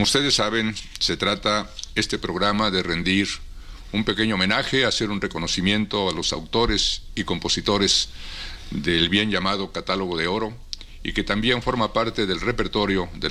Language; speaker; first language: Spanish; native; Spanish